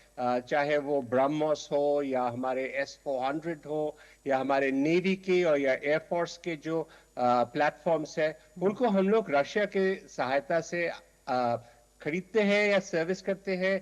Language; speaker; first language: Hindi; native; Hindi